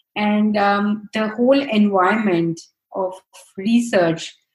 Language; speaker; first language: English; non-native, local second language; Hindi